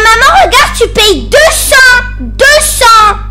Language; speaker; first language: French; native; French